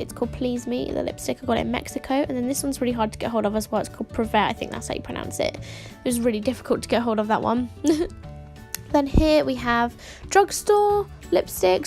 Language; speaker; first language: English; native; English